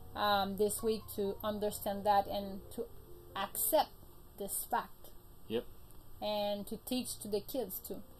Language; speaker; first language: English; native; English